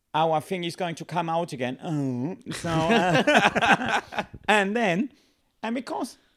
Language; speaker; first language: English; non-native, fluent; German